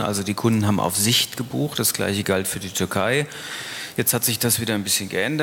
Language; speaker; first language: German; native; German